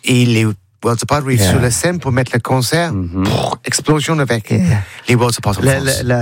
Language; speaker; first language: French; non-native, learner; English